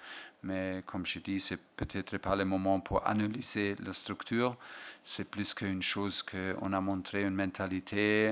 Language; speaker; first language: French; non-native, fluent; German